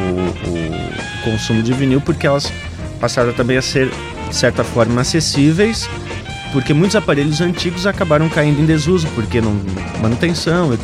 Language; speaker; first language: Portuguese; native; Portuguese